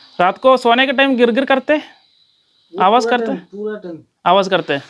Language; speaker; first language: Hindi; non-native, local second language; Malayalam